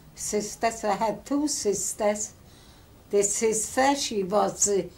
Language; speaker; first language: English; early bilingual, other home language; Polish